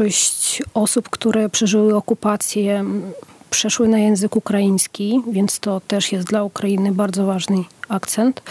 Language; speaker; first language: Polish; non-native, fluent; Ukrainian